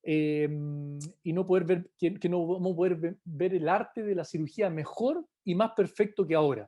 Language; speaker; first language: Spanish; native; Spanish